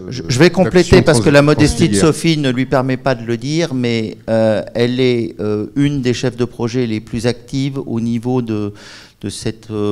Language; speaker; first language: French; native; French